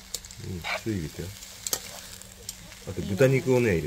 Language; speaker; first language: Japanese; native; Japanese